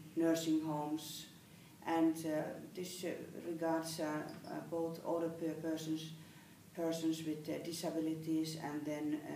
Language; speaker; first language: English; non-native, fluent; Finnish